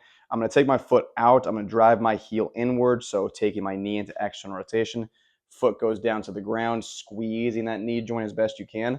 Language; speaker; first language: English; native; English